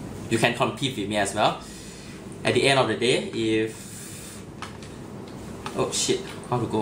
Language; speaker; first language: English; non-native, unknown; Thai